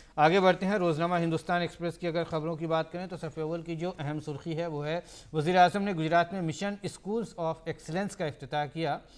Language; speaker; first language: Urdu; native; Urdu